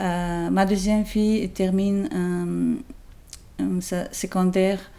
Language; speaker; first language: French; non-native, learner; Chechen